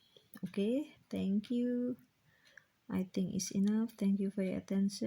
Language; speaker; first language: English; non-native, fluent; Indonesian